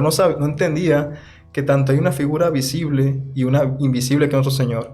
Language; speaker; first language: Spanish; native; Spanish